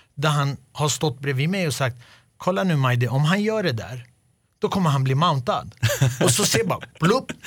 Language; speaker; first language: Swedish; early bilingual, other home language; Arabic